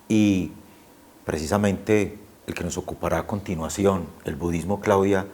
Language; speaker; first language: Spanish; native; Spanish